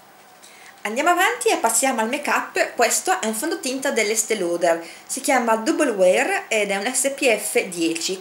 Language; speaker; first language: Italian; native; Italian